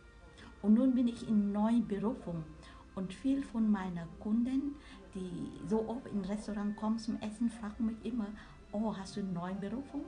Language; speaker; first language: German; non-native, learner; Vietnamese